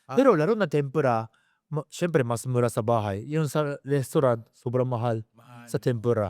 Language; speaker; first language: Filipino; non-native, learner; Japanese